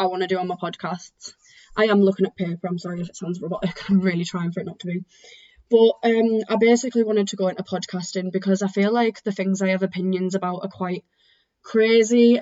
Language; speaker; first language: English; native; English